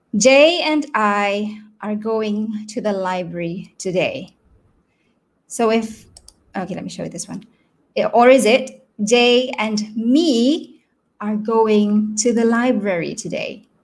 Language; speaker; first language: English; non-native, local second language; Malay